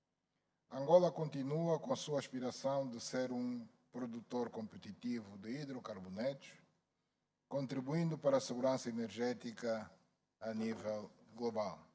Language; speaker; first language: Portuguese; native; Portuguese